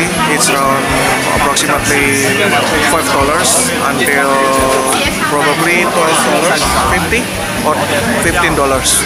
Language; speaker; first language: English; non-native, learner; Indonesian